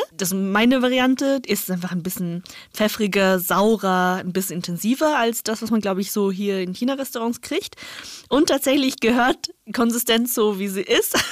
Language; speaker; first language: German; non-native, fluent; Chinese